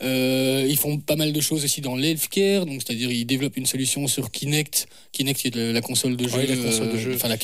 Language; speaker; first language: French; native; French